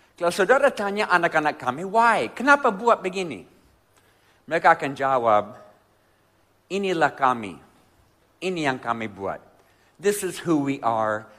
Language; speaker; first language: Indonesian; non-native, fluent; English